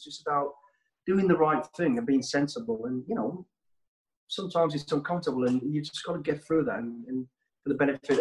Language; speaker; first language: English; native; English